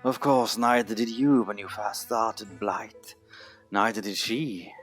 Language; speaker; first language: English; non-native, fluent; Norwegian